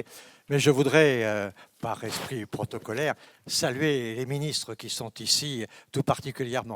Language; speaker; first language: French; native; French